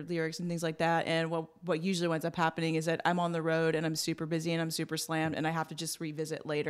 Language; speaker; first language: English; native; English